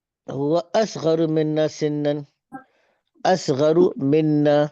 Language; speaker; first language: Arabic; non-native, fluent; Urdu